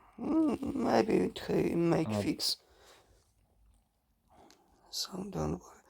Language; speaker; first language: English; non-native, learner; Polish